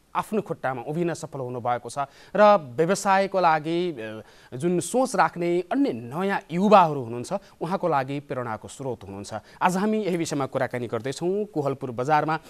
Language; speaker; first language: Nepali; native; Nepali